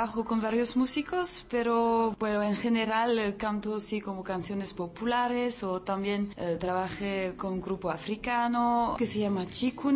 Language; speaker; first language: Spanish; early bilingual, heritage; French